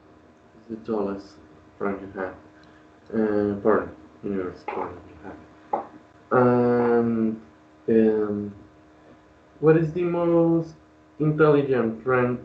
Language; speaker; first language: English; non-native, learner; Spanish